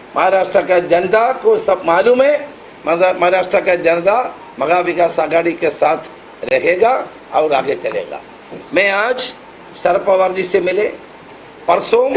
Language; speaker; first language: Hindi; non-native, local second language; Marathi